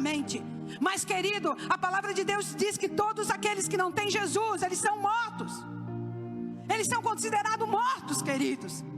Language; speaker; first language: Portuguese; native; Portuguese